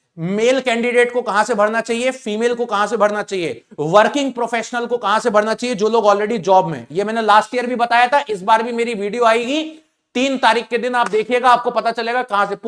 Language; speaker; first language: Hindi; native; Hindi